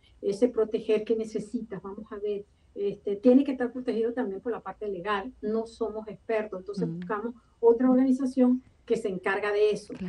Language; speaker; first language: Spanish; native; Spanish